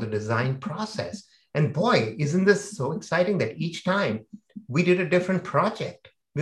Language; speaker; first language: English; non-native, local second language; Hindi